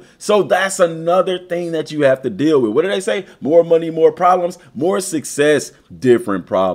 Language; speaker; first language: English; native; English